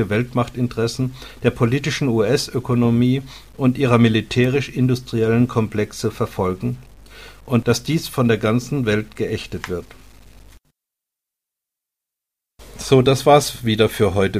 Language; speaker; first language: German; native; German